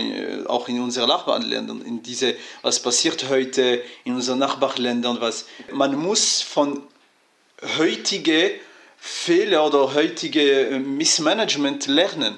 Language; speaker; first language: German; non-native, fluent; French